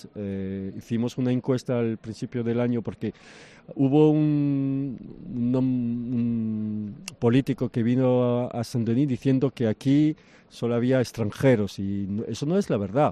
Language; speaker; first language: Spanish; early bilingual, heritage; French